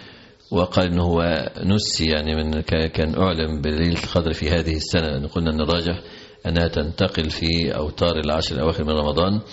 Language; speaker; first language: Arabic; native; Arabic